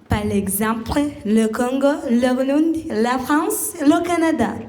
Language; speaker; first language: French; non-native, learner; Kinyarwanda